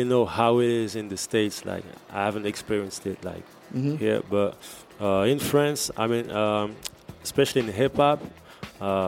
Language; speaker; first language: English; non-native, fluent; French